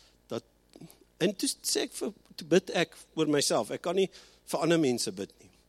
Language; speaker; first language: Afrikaans; native; Afrikaans